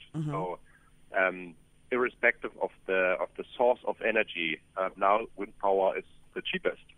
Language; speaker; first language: English; non-native, fluent; German